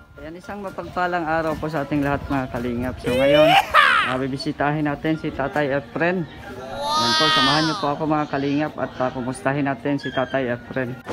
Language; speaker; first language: Filipino; non-native, local second language; Cebuano